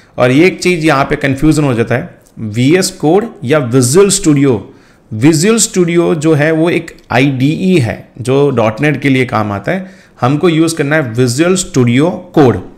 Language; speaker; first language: Hindi; non-native, local second language; Gujarati